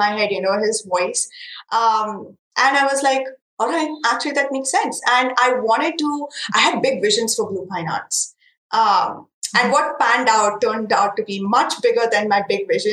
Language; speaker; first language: English; non-native, local second language; Marathi